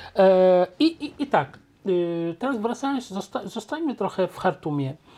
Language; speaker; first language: Polish; non-native, local second language; Wolof